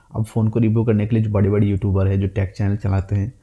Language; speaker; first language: Hindi; native; Hindi